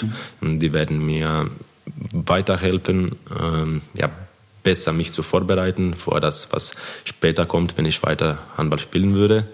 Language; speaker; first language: German; non-native, fluent; Croatian